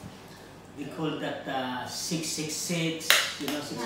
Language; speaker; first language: English; non-native, learner; Filipino